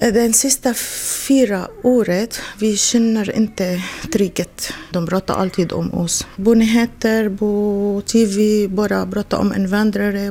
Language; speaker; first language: Swedish; non-native, learner; Arabic